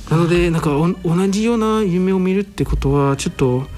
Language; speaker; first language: Japanese; non-native, fluent; French